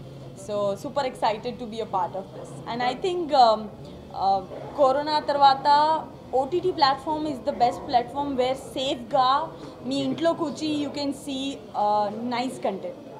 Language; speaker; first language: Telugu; non-native, learner; Gujarati